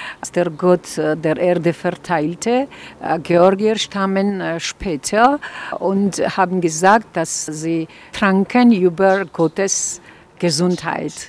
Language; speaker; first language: German; non-native, fluent; Georgian